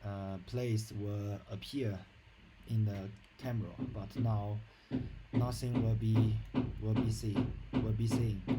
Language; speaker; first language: English; non-native, learner; Chinese